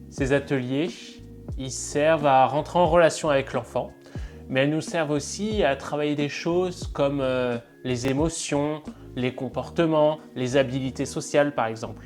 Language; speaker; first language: French; native; French